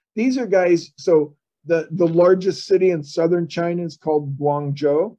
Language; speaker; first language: English; native; English